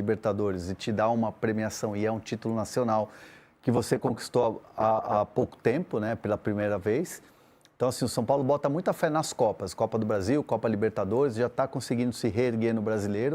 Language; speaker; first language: Portuguese; native; Portuguese